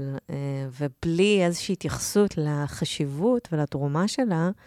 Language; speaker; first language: Hebrew; native; Hebrew